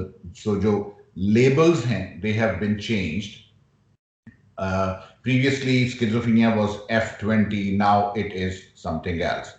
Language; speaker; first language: English; non-native, local second language; Urdu